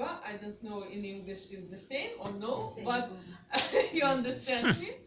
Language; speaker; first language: English; non-native, learner; Russian